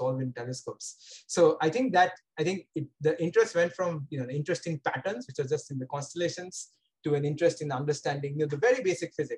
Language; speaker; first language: English; non-native, local second language; Bangla